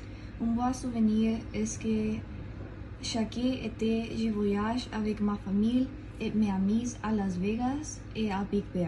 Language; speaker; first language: French; non-native, learner; Spanish